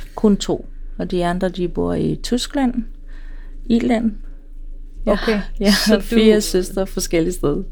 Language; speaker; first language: Danish; non-native, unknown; Swahili